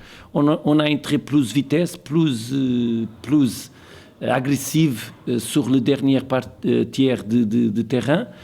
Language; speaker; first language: French; non-native, fluent; Portuguese